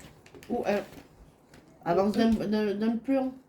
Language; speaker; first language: French; native; French